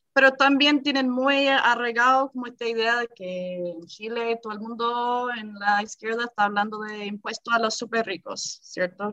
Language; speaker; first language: Spanish; non-native, fluent; English